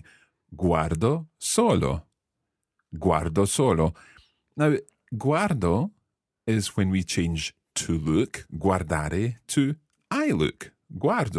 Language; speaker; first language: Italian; non-native, fluent; English